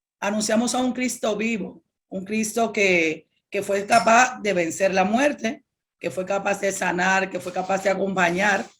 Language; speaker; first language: Spanish; native; Spanish